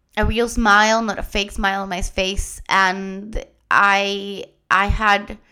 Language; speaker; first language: English; non-native, fluent; Spanish